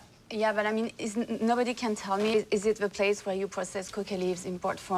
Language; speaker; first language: English; non-native, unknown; French